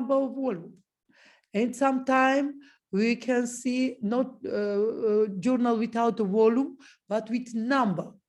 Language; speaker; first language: English; non-native, learner; Georgian